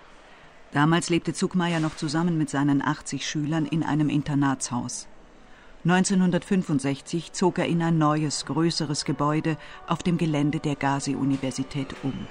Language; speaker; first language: German; native; German